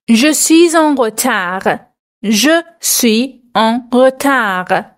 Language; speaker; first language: French; non-native, fluent; Persian